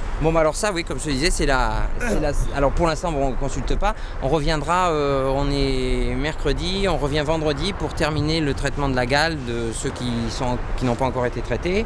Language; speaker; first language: French; native; French